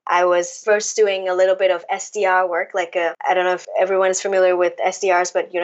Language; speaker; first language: English; non-native, local second language; Cantonese